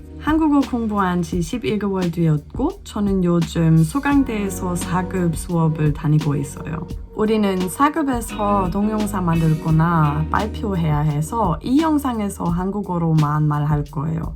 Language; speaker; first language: Korean; non-native, learner; German